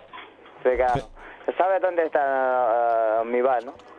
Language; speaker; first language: Spanish; non-native, learner; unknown